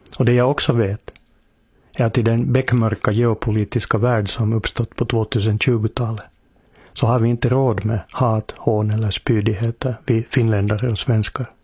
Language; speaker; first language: Swedish; native; Swedish